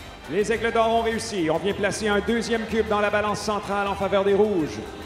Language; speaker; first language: French; native; French